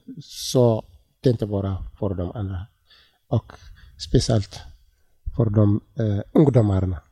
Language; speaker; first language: Swedish; non-native, learner; Tigrinya